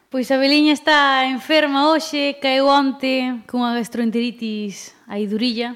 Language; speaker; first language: Galician; native; Galician